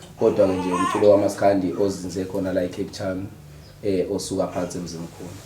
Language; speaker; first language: Zulu; native; Zulu